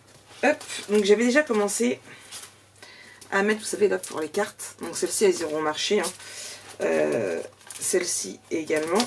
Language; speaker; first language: French; native; French